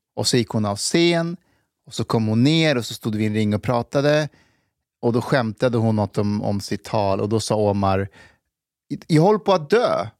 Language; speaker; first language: Swedish; non-native, fluent; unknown